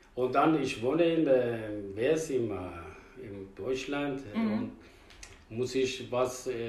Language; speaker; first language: German; non-native, fluent; Persian